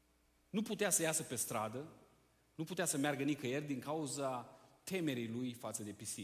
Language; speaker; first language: Romanian; native; Romanian